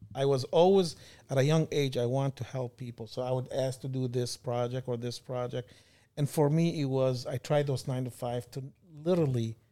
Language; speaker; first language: English; non-native, fluent; Arabic